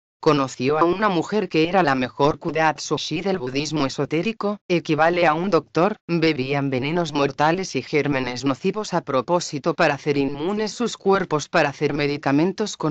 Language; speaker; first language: Spanish; native; Spanish